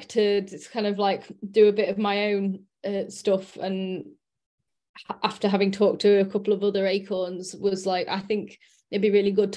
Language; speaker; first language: English; native; English